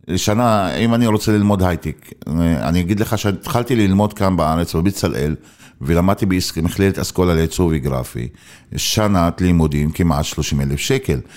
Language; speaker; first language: Hebrew; non-native, local second language; Arabic